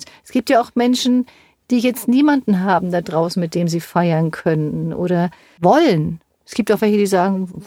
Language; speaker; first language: German; native; German